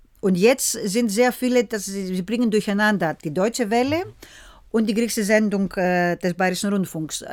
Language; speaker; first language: German; early bilingual, other home language; Greek